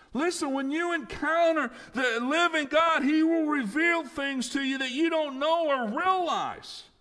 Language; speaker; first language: English; native; English